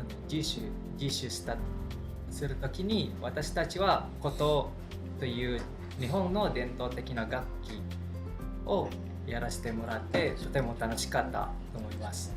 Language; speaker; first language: Japanese; non-native, fluent; Indonesian